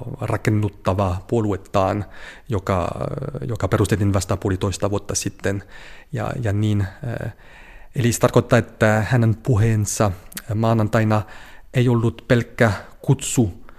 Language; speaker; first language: Finnish; non-native, fluent; French